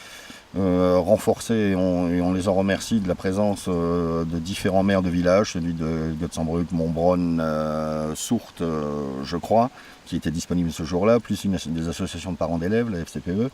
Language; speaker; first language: French; native; French